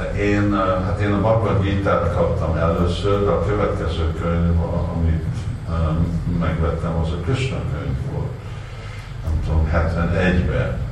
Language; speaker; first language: Hungarian; non-native, learner; Russian